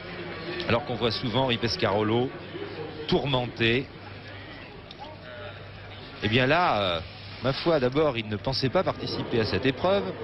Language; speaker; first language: French; native; French